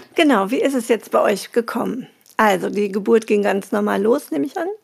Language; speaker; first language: German; non-native, fluent; French